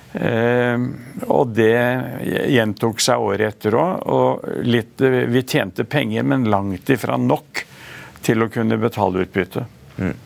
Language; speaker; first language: Norwegian; native; Norwegian